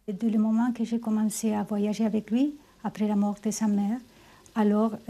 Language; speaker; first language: French; non-native, fluent; Spanish